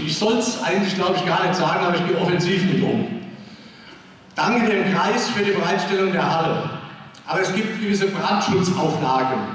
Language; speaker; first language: German; native; German